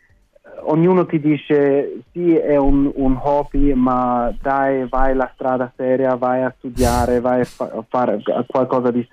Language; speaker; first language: Italian; non-native, fluent; German